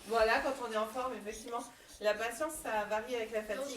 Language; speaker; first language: French; native; French